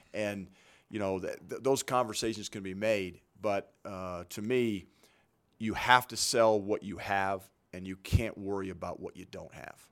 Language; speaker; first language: English; native; English